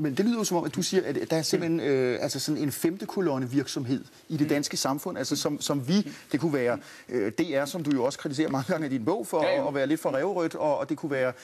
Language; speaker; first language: Danish; native; Danish